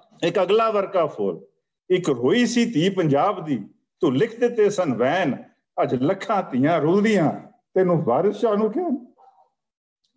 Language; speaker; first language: English; non-native, local second language; Punjabi